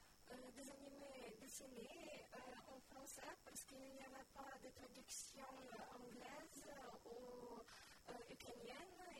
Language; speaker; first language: French; non-native, learner; Ukrainian